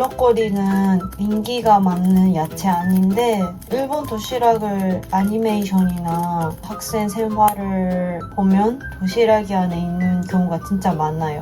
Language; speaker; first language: Korean; non-native, fluent; Japanese